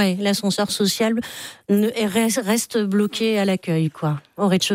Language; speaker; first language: French; native; French